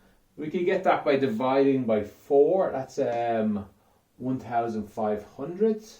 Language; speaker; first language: English; native; English